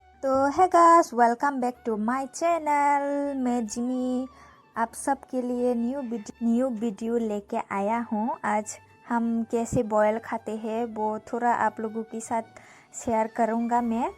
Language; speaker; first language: Hindi; non-native, local second language; Kok Borok